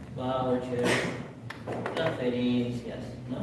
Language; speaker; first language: Spanish; native; Spanish